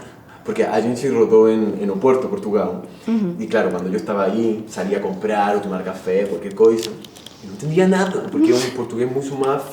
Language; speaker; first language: Portuguese; non-native, fluent; Spanish